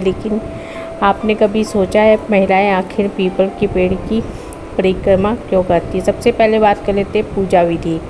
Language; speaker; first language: Hindi; native; Hindi